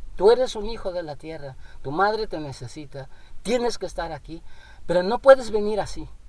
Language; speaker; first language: Spanish; non-native, local second language; Nahuatl languages